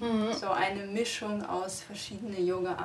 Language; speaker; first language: German; non-native, fluent; Russian